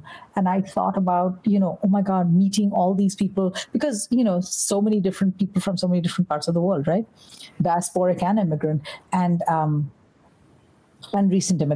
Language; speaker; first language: English; non-native, local second language; Bangla